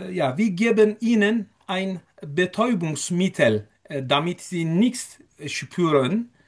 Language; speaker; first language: German; non-native, fluent; Turkish